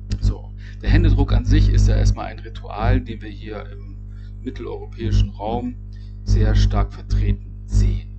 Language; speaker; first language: German; native; German